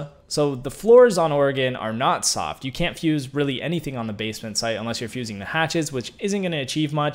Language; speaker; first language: English; native; English